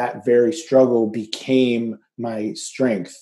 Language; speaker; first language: English; native; English